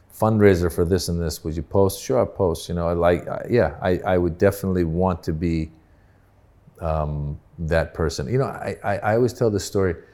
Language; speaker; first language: English; early bilingual, other home language; Persian